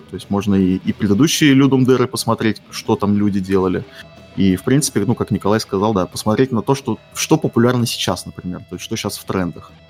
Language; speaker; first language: Russian; native; Russian